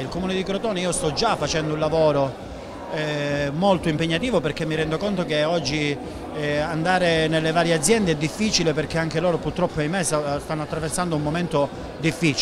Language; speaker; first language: Italian; native; Italian